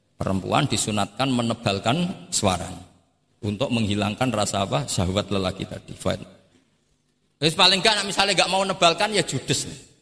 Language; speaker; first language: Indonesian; non-native, local second language; Javanese